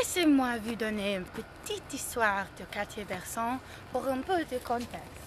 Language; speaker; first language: French; non-native, learner; English